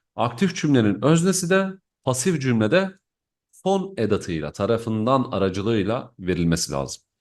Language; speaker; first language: Turkish; native; Turkish